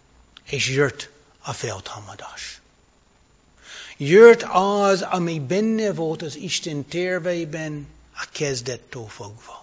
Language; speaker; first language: Hungarian; non-native, fluent; English